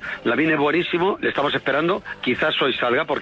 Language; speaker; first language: Spanish; native; Spanish